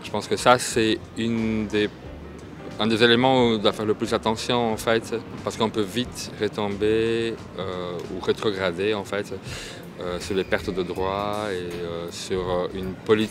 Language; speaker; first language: French; native; French